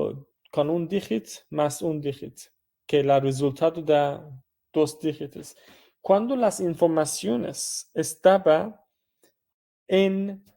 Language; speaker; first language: Spanish; non-native, fluent; Persian